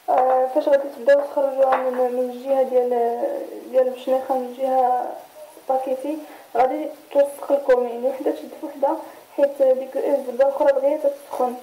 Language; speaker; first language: Arabic; native; Arabic